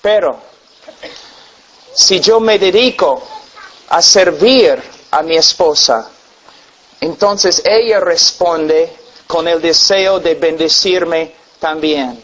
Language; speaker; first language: Spanish; non-native, fluent; English